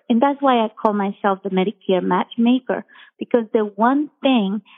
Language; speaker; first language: English; non-native, fluent; Spanish